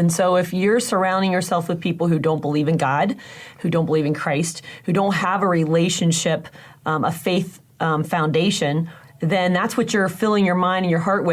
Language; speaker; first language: English; native; English